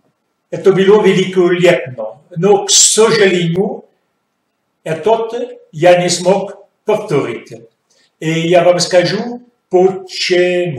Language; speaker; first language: Russian; non-native, fluent; French